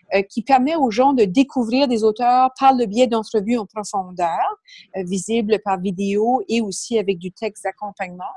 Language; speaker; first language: French; native; French